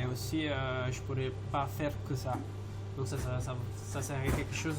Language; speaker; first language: French; non-native, fluent; Italian